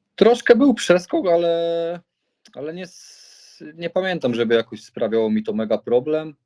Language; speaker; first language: Polish; native; Polish